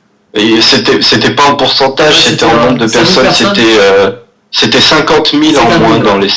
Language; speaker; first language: French; native; French